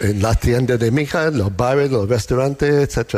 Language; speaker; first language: Spanish; non-native, learner; English